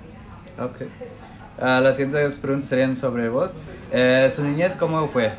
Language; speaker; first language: Spanish; non-native, learner; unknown